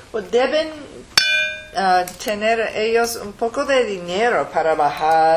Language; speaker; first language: Spanish; non-native, learner; English